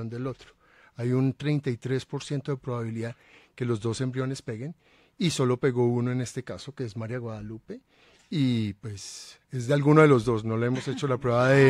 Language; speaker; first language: Spanish; native; Spanish